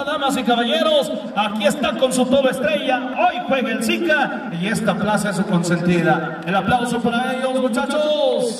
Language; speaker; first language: Spanish; native; Spanish